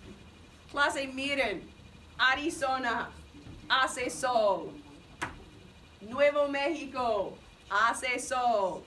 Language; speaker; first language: Spanish; non-native, fluent; English